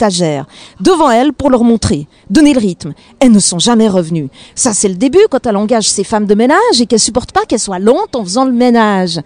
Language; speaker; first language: French; native; French